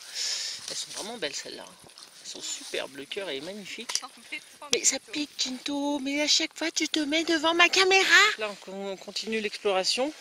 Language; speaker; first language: French; native; French